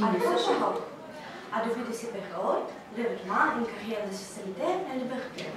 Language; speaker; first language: French; non-native, learner; Russian